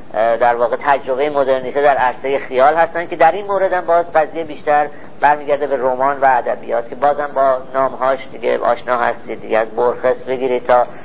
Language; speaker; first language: Persian; native; Persian